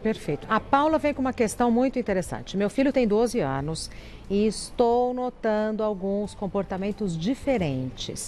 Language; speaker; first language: Portuguese; native; Portuguese